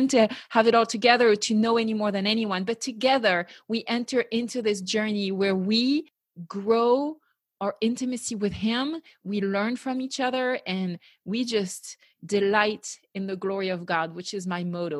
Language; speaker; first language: English; non-native, fluent; French